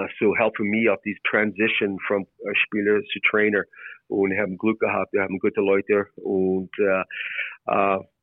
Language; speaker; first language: German; non-native, learner; English